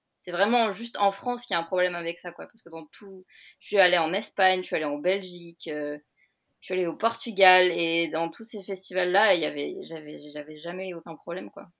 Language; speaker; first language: French; native; French